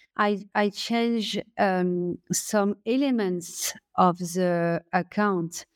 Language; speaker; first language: English; non-native, fluent; French